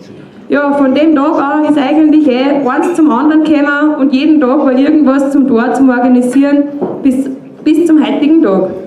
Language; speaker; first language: German; native; German